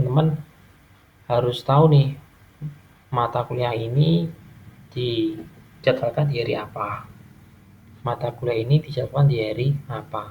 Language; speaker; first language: Indonesian; native; Indonesian